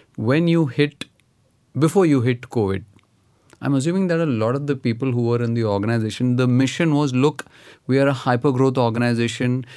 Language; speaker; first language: English; non-native, local second language; Hindi